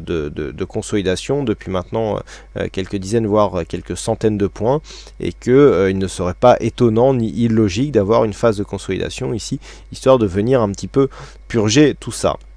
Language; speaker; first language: French; native; French